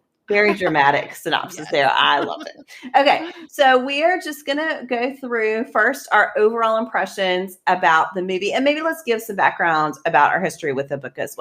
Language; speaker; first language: English; native; English